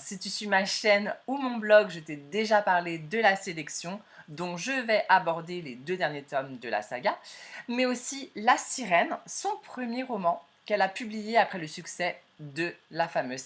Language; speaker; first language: French; native; French